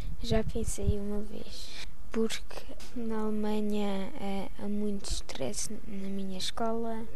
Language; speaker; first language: Portuguese; early bilingual, heritage; Portuguese